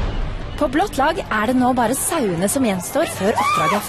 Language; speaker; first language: Norwegian; native; Norwegian